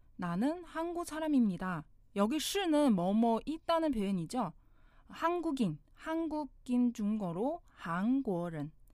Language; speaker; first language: Korean; non-native, fluent; Chinese